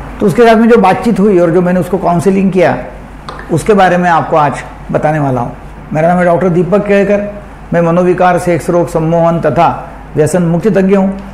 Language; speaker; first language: Hindi; non-native, local second language; Marathi